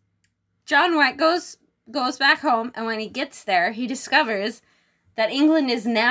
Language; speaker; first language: English; native; English